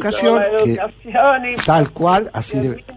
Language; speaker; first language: Spanish; native; Spanish